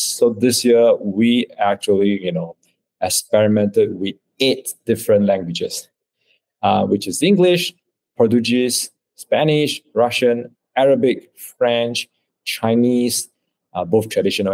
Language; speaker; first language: English; non-native, local second language; Chinese